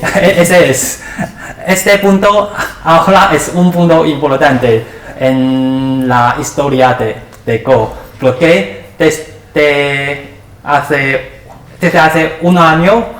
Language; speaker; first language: Spanish; non-native, learner; Chinese